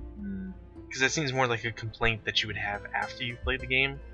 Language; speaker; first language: English; native; English